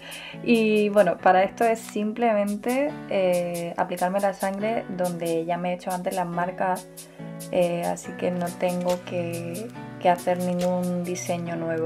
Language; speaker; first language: Spanish; native; Spanish